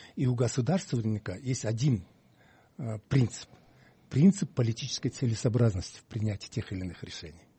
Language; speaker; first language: Russian; non-native, local second language; Kyrgyz